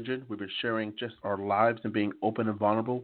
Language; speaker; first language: English; native; English